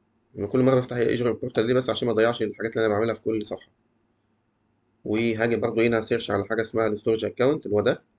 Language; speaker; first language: Arabic; native; Arabic